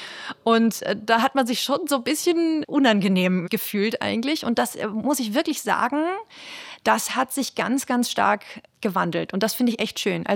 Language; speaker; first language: German; native; German